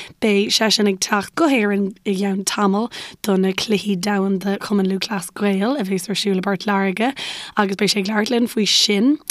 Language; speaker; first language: Irish; native; Irish